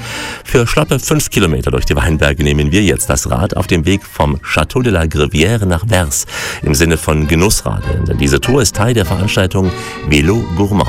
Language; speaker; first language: German; native; German